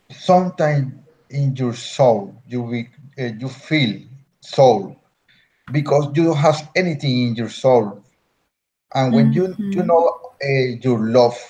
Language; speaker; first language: English; non-native, learner; Spanish